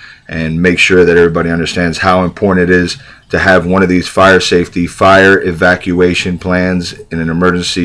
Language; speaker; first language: English; native; English